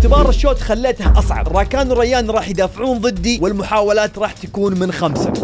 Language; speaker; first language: Arabic; native; Arabic